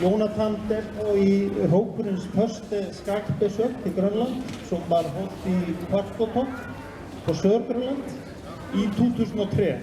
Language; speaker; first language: Danish; non-native, fluent; Icelandic